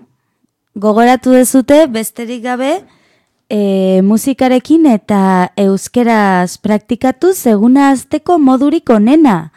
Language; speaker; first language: Basque; non-native, learner; Spanish